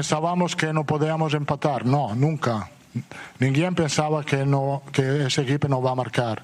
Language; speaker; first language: Portuguese; non-native, fluent; Italian